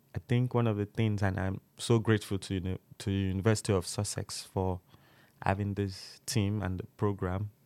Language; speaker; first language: English; non-native, local second language; Yoruba